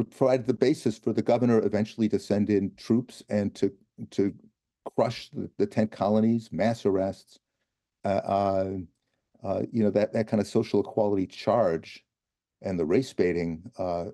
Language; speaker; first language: English; native; English